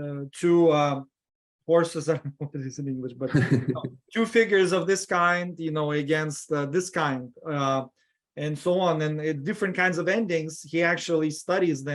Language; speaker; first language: English; non-native, fluent; Russian